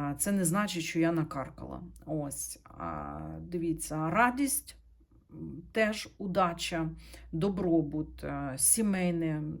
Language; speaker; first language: Ukrainian; non-native, local second language; Russian